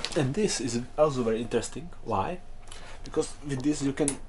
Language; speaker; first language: English; non-native, fluent; Czech